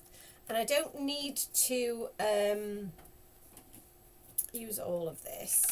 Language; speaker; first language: English; native; English